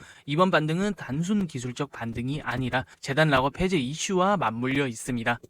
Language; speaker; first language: Korean; native; Korean